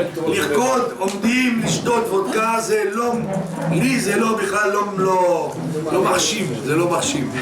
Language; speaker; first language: Hebrew; non-native, fluent; French